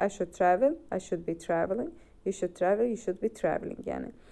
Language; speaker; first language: English; non-native, fluent; Azerbaijani